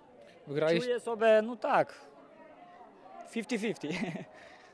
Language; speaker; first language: Polish; non-native, learner; Georgian